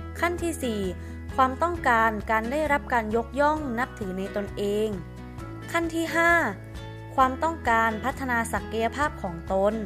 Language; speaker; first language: Thai; native; Thai